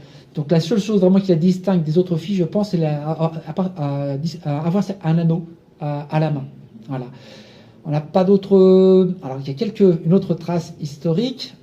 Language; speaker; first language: French; native; French